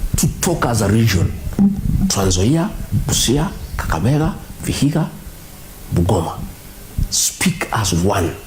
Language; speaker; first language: English; non-native, local second language; Kikuyu